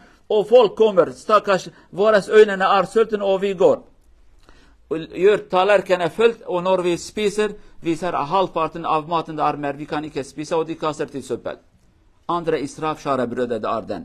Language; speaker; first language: Norwegian; non-native, learner; Kurdish